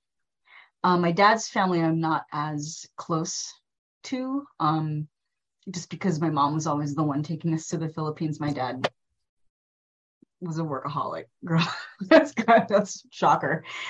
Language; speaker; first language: English; early bilingual, other home language; Filipino